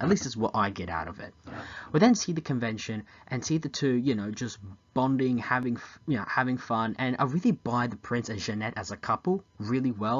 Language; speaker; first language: English; native; English